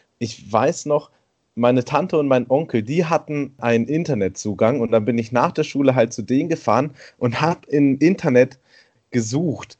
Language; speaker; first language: German; native; German